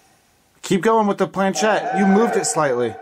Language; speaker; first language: English; native; English